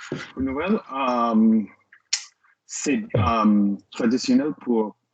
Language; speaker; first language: French; non-native, learner; English